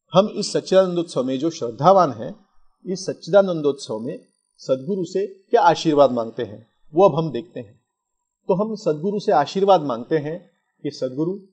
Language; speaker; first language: Hindi; non-native, local second language; Marathi